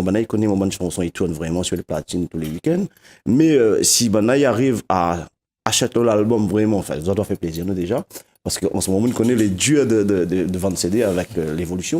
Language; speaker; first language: French; non-native, local second language; Réunion Creole French